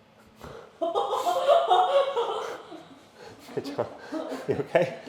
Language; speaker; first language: Chinese; non-native, fluent; English